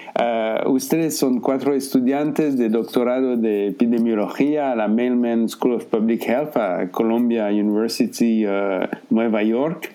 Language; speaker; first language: Spanish; non-native, fluent; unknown